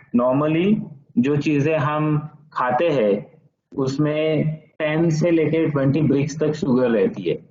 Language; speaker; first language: Hindi; non-native, local second language; Marathi